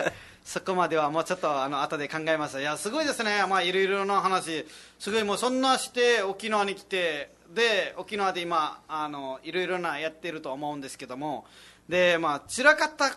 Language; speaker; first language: Japanese; non-native, fluent; Nepali